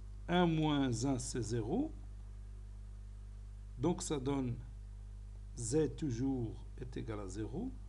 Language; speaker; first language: French; non-native, local second language; Arabic